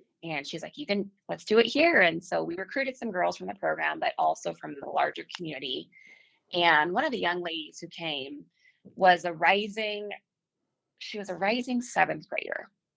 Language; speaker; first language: English; native; English